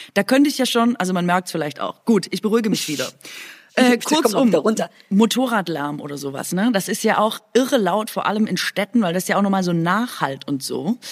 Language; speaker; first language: German; non-native, local second language; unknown